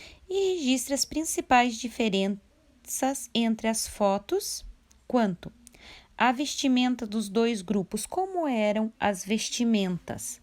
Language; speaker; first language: Portuguese; native; Portuguese